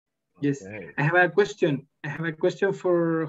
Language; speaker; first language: English; non-native, learner; Spanish